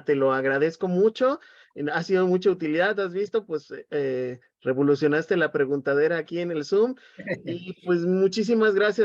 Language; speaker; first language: Spanish; native; Spanish